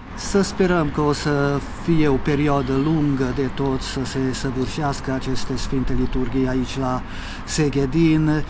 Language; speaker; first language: Romanian; early bilingual, heritage; Romanian